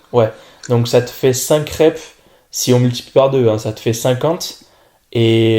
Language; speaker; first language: French; native; French